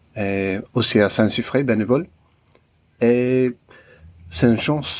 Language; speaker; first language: French; non-native, learner; English